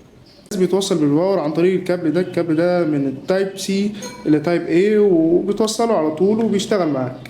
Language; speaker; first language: Arabic; native; Arabic